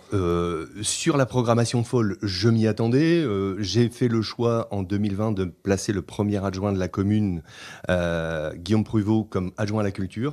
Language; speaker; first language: French; native; French